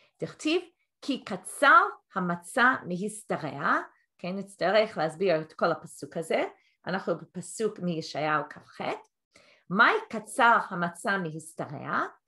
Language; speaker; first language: Hebrew; non-native, fluent; English